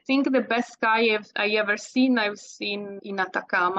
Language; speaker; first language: English; non-native, fluent; Italian